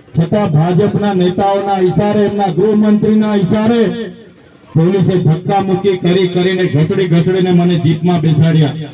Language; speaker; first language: Gujarati; non-native, local second language; Vasavi